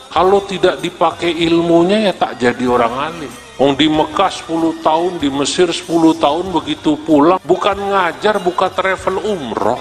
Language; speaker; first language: Indonesian; native; Indonesian